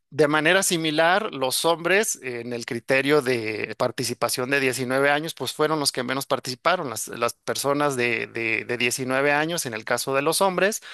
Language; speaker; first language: Spanish; native; Spanish